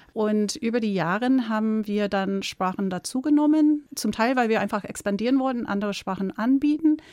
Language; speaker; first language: German; non-native, fluent; English